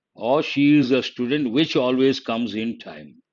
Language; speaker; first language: English; non-native, local second language; Telugu